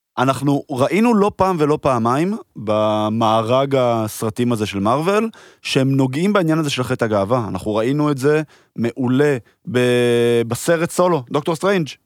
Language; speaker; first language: Hebrew; early bilingual, heritage; Hebrew